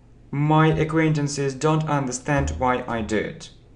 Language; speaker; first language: English; non-native, fluent; Russian